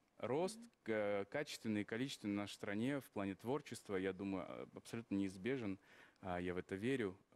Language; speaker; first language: Russian; non-native, local second language; Kazakh